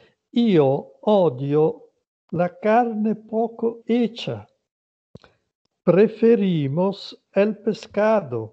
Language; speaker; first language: Spanish; non-native, learner; Italian